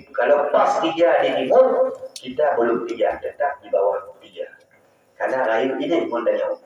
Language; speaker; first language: Malay; non-native, local second language; Achinese